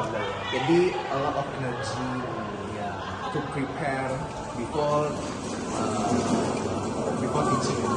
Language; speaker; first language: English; non-native, learner; Indonesian